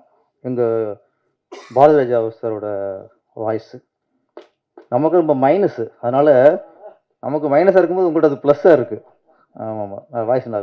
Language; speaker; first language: Tamil; native; Tamil